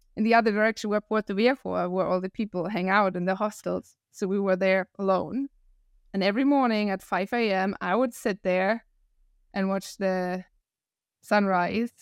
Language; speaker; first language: English; non-native, fluent; German